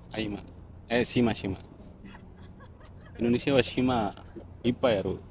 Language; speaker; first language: Japanese; non-native, learner; Indonesian